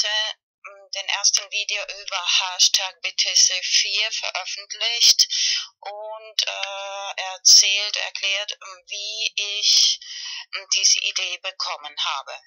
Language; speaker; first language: German; non-native, learner; Spanish